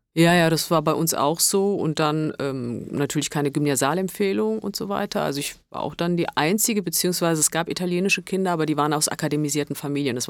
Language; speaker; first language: German; early bilingual, other home language; Italian